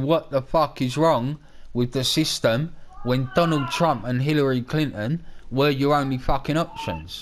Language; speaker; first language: English; native; English